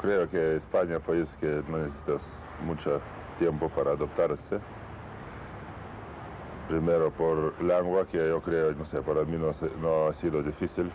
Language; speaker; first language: Spanish; non-native, learner; Lithuanian